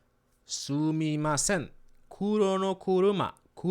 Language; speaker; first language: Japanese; non-native, learner; Spanish